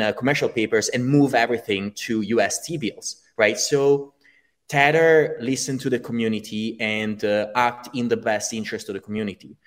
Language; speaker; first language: English; non-native, fluent; Italian